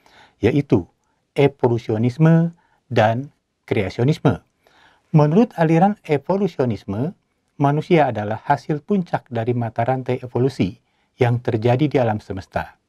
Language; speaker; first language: Indonesian; native; Indonesian